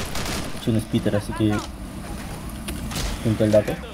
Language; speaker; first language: Spanish; native; Spanish